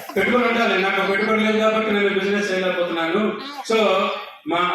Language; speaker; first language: Telugu; non-native, local second language; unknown